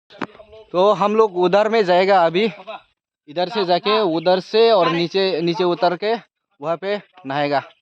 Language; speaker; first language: Hindi; non-native, local second language; Kok Borok